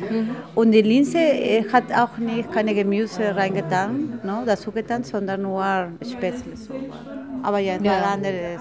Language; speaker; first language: German; non-native, learner; Spanish